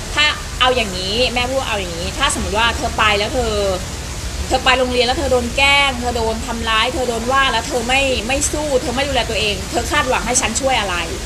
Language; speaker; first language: Thai; native; Thai